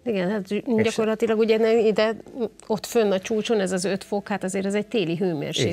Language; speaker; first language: Hungarian; native; Hungarian